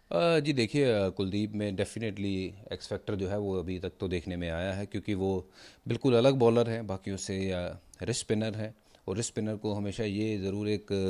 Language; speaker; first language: Hindi; non-native, local second language; Punjabi